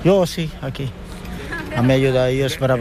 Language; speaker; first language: Spanish; non-native, learner; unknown